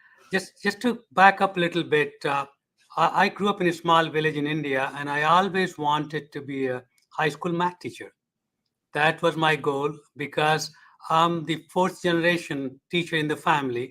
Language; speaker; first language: English; non-native, fluent; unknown